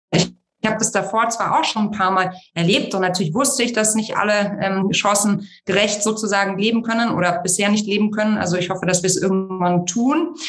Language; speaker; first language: German; native; German